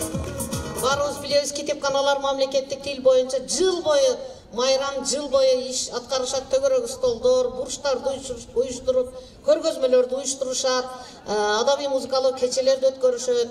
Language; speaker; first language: Kyrgyz; native; Kyrgyz